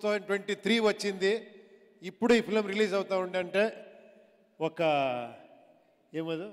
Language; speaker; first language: Telugu; non-native, local second language; Kannada